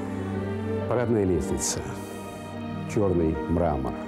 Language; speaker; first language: Russian; native; Russian